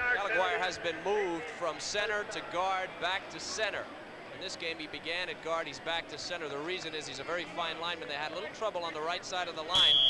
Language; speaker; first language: English; native; English